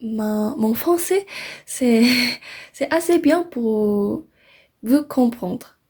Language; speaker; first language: French; non-native, learner; English